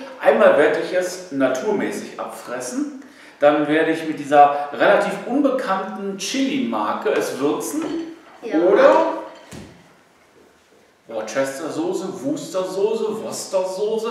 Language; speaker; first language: German; native; German